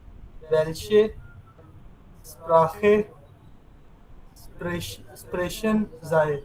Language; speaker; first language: German; non-native, learner; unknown